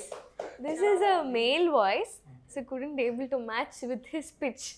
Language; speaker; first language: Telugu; non-native, learner; Tamil